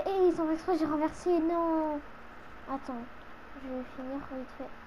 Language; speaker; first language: French; native; French